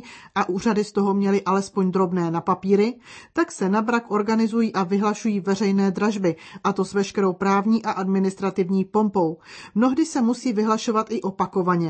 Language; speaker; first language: Czech; native; Czech